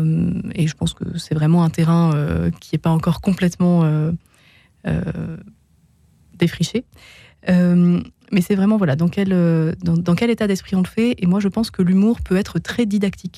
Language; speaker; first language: French; native; French